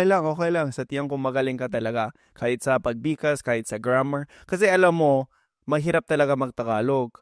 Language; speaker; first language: Filipino; non-native, fluent; English